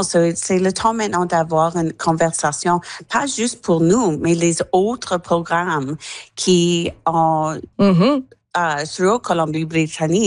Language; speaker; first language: French; non-native, learner; English